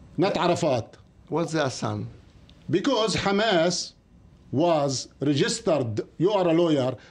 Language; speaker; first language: English; non-native, fluent; Arabic